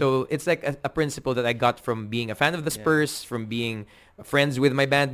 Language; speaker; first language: English; non-native, local second language; Filipino